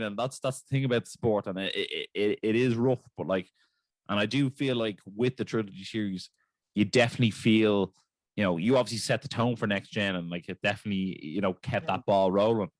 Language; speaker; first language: English; native; English